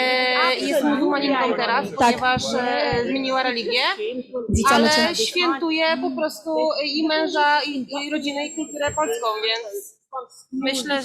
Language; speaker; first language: Polish; early bilingual, heritage; Polish